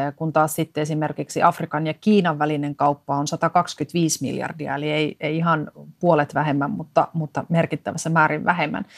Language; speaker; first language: Finnish; native; Finnish